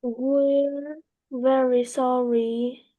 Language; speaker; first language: English; non-native, learner; Vietnamese